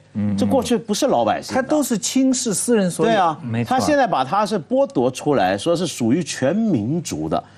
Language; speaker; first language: Chinese; native; Chinese